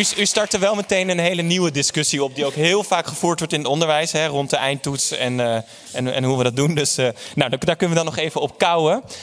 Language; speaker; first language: Dutch; native; Dutch